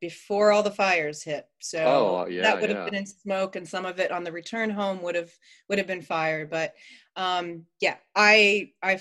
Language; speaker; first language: English; native; English